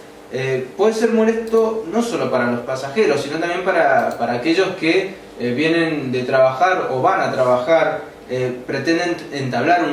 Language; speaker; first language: Spanish; native; Spanish